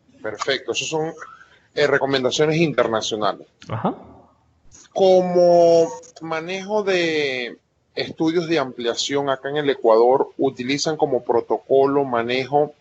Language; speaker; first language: Spanish; native; Spanish